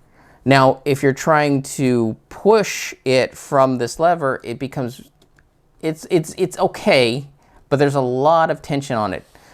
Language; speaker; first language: English; native; English